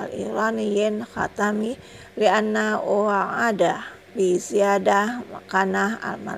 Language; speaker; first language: Arabic; non-native, fluent; Indonesian